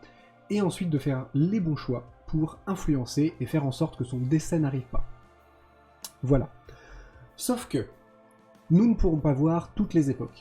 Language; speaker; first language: French; native; French